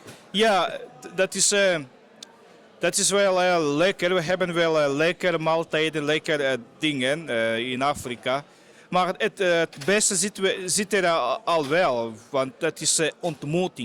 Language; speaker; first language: Dutch; non-native, fluent; Portuguese